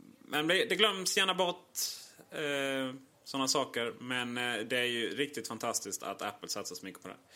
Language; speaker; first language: Swedish; native; Swedish